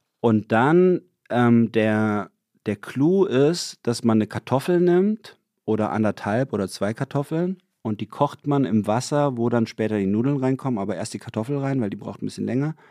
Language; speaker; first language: German; native; German